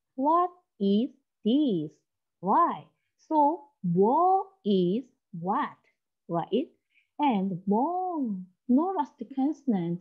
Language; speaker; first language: English; non-native, learner; Korean